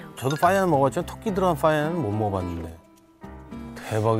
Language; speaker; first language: Korean; native; Korean